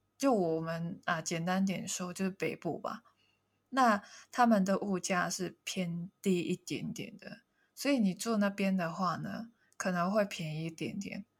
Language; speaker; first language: Chinese; non-native, local second language; Cantonese